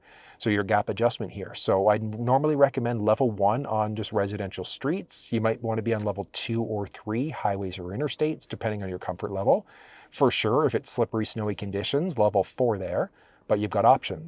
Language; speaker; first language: English; native; English